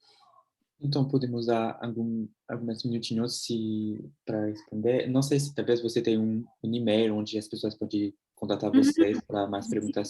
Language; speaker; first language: Portuguese; non-native, fluent; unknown